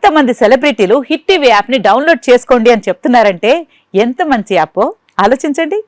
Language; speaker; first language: Telugu; native; Telugu